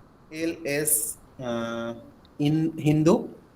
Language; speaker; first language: Spanish; non-native, learner; Bangla